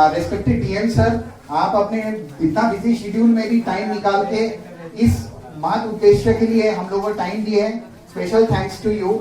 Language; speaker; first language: Hindi; non-native, local second language; Bangla